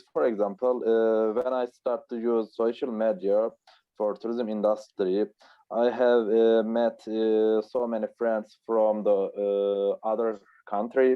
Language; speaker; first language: English; non-native, learner; Turkish